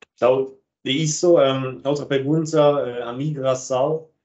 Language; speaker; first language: Portuguese; non-native, fluent; German